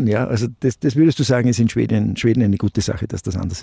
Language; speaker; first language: German; native; German